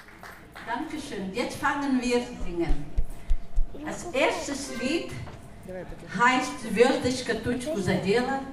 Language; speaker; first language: German; non-native, learner; Russian